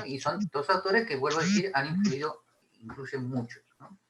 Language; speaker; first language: Spanish; native; Spanish